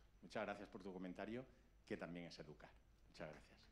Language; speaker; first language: Spanish; native; Spanish